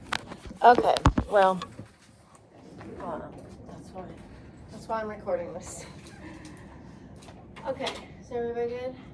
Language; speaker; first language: English; native; English